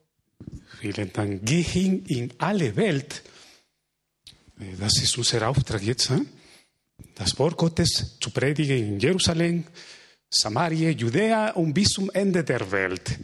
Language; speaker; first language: German; non-native, fluent; Spanish